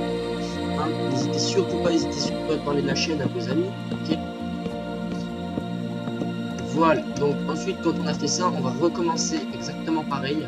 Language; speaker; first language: French; native; French